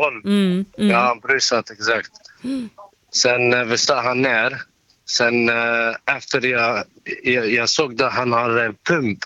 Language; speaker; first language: Swedish; non-native, learner; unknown